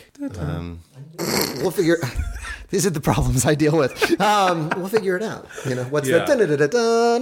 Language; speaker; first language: English; native; English